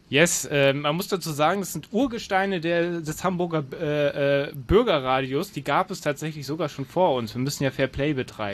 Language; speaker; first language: German; native; German